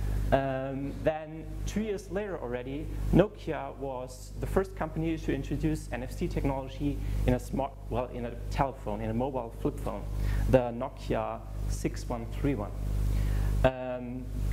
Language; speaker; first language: English; non-native, fluent; German